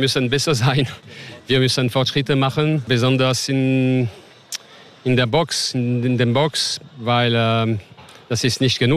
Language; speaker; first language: German; non-native, learner; French